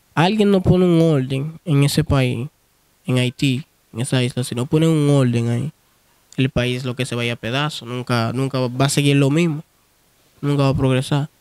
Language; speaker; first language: Spanish; non-native, fluent; Haitian Creole